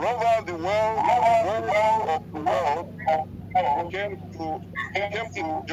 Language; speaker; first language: English; non-native, local second language; Bemba